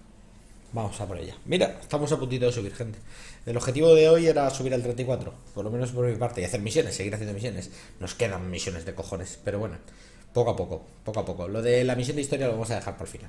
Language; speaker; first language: Spanish; native; Spanish